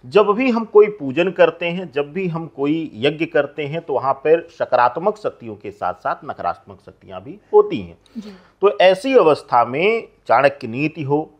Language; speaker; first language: Hindi; native; Hindi